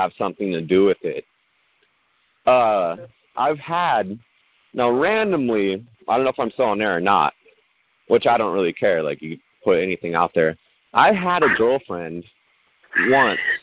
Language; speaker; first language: English; native; English